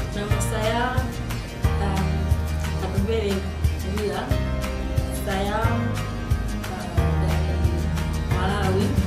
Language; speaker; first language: Indonesian; non-native, learner; Nyanja